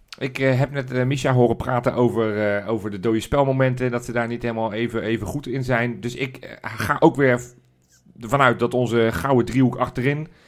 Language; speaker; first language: Dutch; native; Dutch